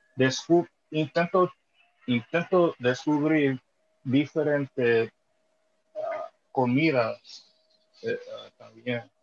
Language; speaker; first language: Spanish; non-native, learner; English